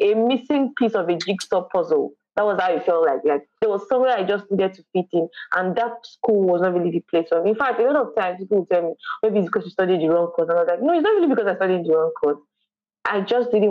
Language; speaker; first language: English; non-native, local second language; Yoruba